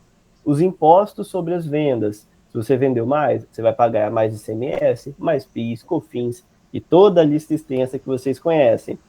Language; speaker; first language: Portuguese; native; Portuguese